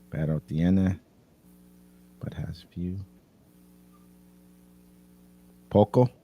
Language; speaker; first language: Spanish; non-native, learner; English